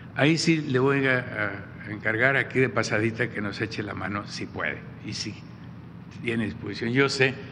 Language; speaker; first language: Spanish; native; Spanish